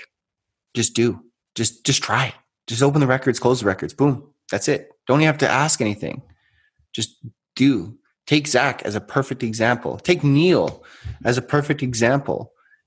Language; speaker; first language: English; native; English